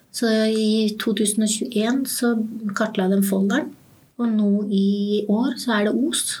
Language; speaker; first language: Norwegian; native; Norwegian